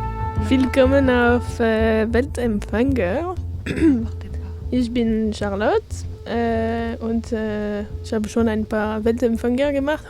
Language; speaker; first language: German; non-native, fluent; French